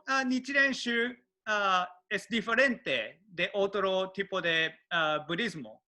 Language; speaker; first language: Spanish; non-native, learner; Japanese